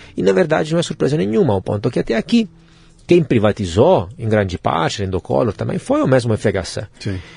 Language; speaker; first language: Portuguese; non-native, fluent; Italian